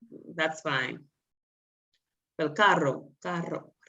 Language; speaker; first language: Spanish; non-native, fluent; English